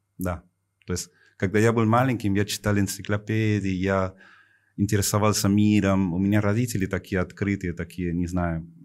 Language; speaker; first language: Russian; non-native, fluent; Spanish